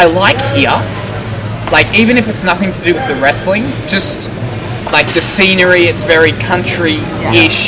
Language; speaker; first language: English; native; English